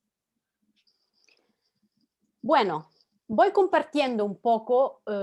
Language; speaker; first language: Spanish; non-native, fluent; Italian